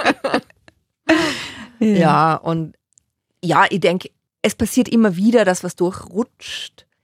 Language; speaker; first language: German; native; German